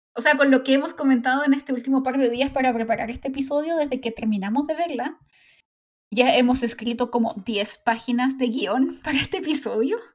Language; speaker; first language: Spanish; native; Spanish